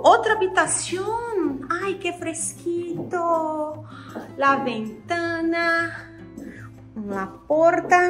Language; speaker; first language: Spanish; non-native, learner; Portuguese